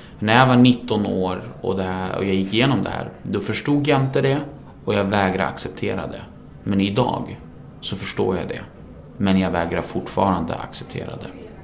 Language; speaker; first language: Swedish; early bilingual, other home language; Kurdish